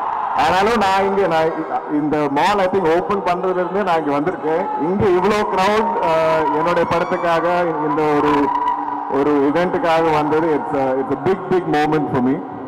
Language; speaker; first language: Tamil; non-native, local second language; Malayalam